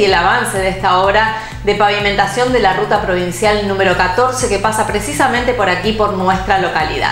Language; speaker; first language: Spanish; native; Spanish